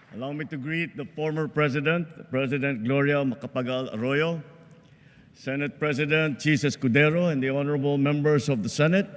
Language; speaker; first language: English; non-native, local second language; Filipino